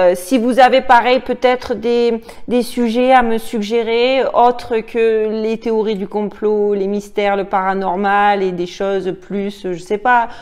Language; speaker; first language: French; native; French